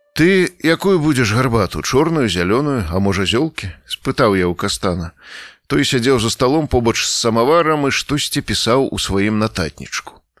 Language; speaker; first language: Belarusian; native; Belarusian